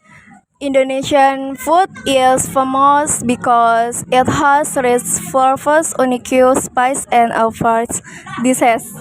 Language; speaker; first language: English; non-native, learner; Indonesian